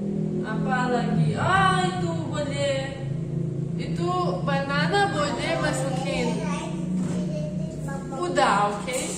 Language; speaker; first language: Indonesian; non-native, learner; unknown